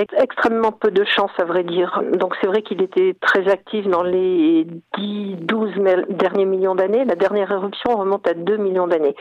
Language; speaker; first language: French; native; French